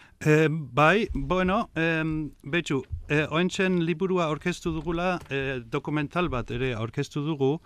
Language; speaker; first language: Basque; non-native, fluent; German